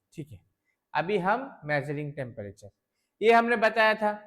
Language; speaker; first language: Hindi; non-native, local second language; Bangla